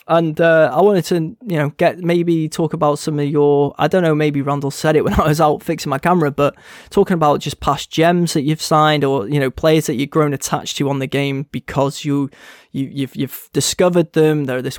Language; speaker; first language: English; native; English